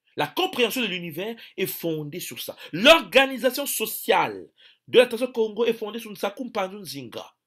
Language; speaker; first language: French; non-native, local second language; Kongo